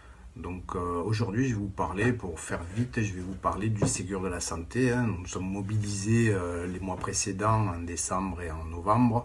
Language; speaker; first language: French; native; French